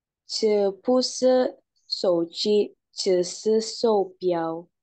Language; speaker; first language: Chinese; non-native, learner; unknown